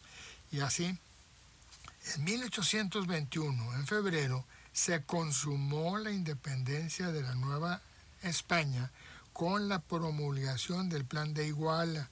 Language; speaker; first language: Spanish; native; Spanish